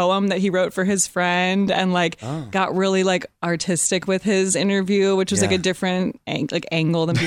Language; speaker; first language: English; native; English